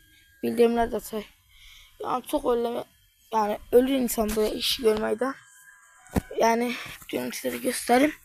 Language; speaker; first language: Turkish; non-native, learner; Azerbaijani